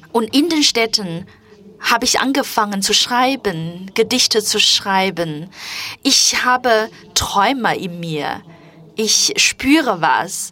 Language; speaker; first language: German; non-native, fluent; Chinese